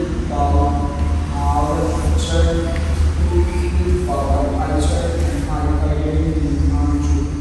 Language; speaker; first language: Vietnamese; non-native, learner; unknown